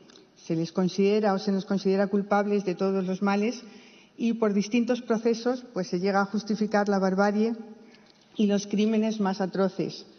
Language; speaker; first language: Spanish; native; Spanish